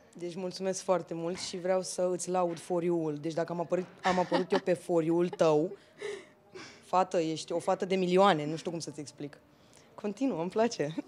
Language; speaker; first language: Romanian; native; Romanian